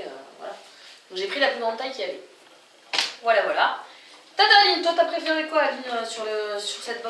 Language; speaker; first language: French; native; French